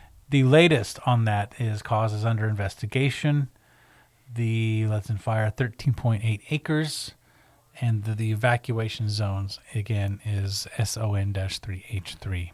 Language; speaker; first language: English; native; English